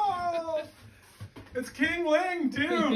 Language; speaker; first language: English; native; English